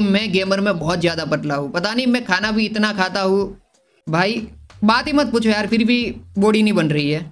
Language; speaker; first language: Hindi; non-native, local second language; Gujarati